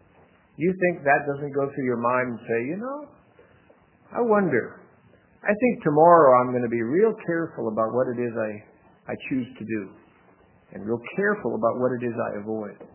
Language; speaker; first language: English; native; English